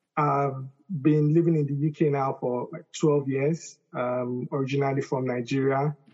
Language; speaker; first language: English; non-native, local second language; Yoruba